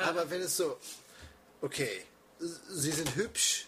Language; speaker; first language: German; non-native, fluent; English